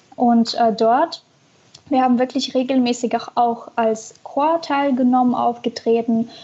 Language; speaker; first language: German; early bilingual, other home language; Russian